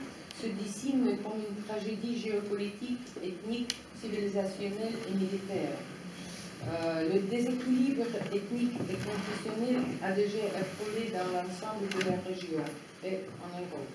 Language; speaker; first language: French; non-native, fluent; Russian